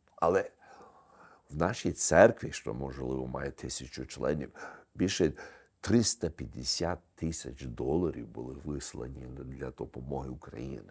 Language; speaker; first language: Ukrainian; early bilingual, heritage; Ukrainian